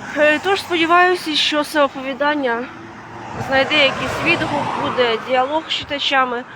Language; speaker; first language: Ukrainian; non-native, fluent; Latvian